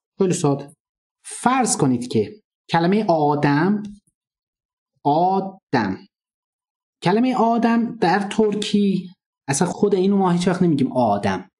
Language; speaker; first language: Persian; non-native, local second language; Azerbaijani